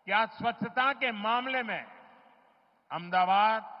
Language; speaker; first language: Hindi; non-native, local second language; Gujarati